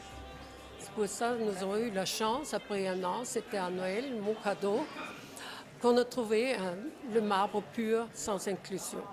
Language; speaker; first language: French; non-native, fluent; Czech